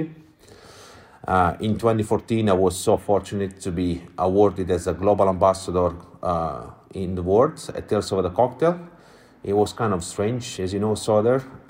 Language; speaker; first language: English; non-native, fluent; Italian